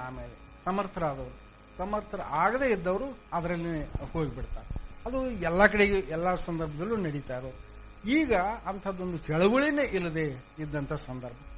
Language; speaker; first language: Kannada; native; Kannada